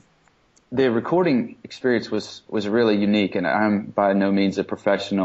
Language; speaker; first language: English; native; English